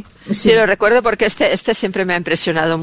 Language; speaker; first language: Spanish; native; Spanish